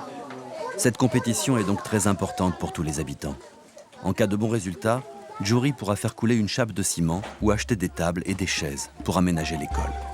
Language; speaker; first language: French; native; French